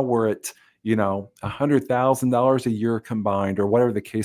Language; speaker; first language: English; native; English